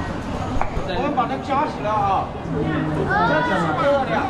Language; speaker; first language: Chinese; native; Chinese